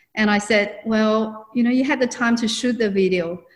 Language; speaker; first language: English; non-native, fluent; Chinese